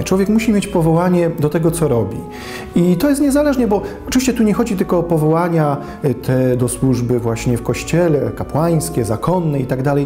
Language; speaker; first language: Polish; native; Polish